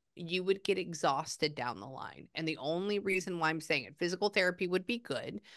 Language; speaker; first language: English; native; English